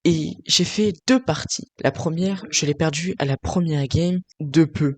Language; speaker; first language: French; native; French